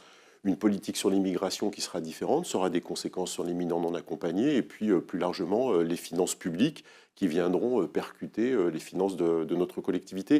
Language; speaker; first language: French; native; French